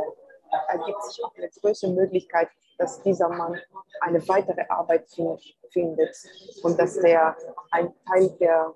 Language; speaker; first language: German; non-native, fluent; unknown